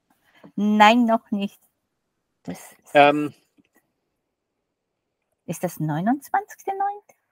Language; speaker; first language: German; non-native, fluent; Japanese